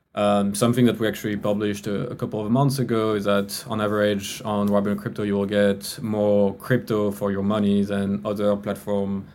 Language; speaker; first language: English; non-native, fluent; French